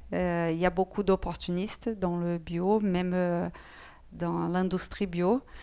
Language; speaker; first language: French; non-native, fluent; Portuguese